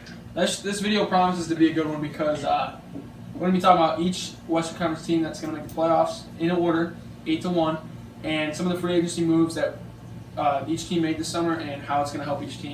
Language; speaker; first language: English; native; English